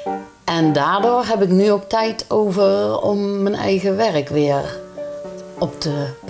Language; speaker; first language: Dutch; native; Dutch